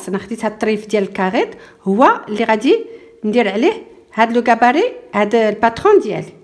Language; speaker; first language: Arabic; native; Arabic